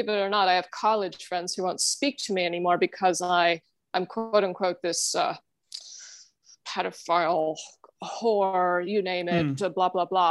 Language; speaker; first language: English; non-native, fluent; German